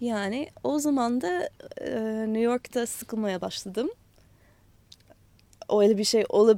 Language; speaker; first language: Turkish; non-native, learner; English